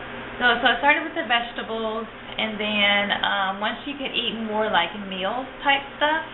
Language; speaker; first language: English; native; English